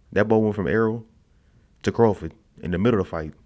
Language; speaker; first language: English; native; English